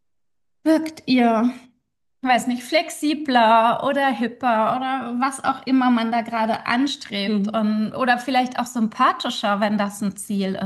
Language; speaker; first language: German; native; German